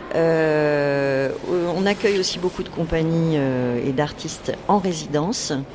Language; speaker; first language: French; native; French